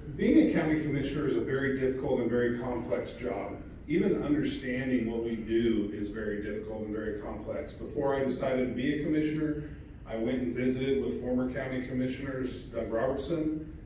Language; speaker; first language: English; native; English